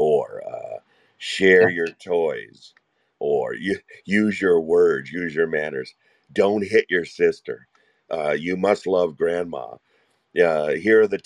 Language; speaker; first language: English; native; English